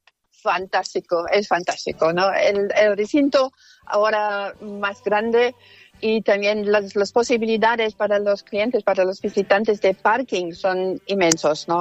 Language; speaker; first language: Spanish; non-native, fluent; German